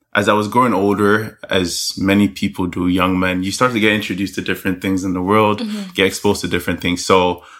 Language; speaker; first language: English; non-native, local second language; Yoruba